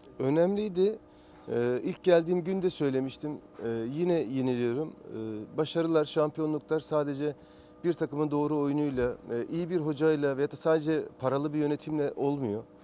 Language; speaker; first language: Turkish; native; Turkish